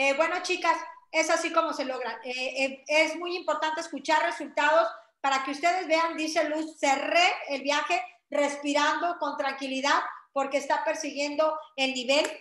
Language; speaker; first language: Spanish; native; Spanish